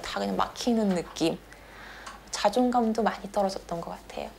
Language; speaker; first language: Korean; native; Korean